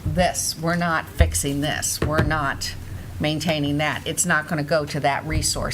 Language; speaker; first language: English; native; English